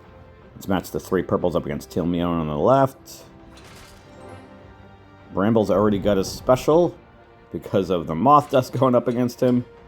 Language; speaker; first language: English; native; English